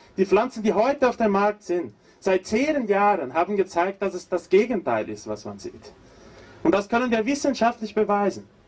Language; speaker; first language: German; non-native, fluent; Portuguese